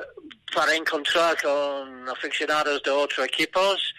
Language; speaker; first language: Spanish; non-native, learner; English